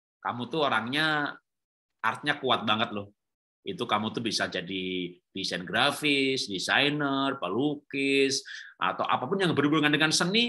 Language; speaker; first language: Indonesian; native; Indonesian